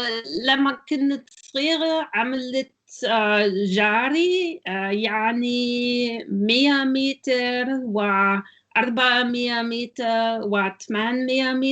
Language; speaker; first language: Arabic; non-native, learner; German